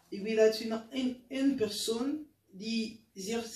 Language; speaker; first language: Dutch; non-native, learner; French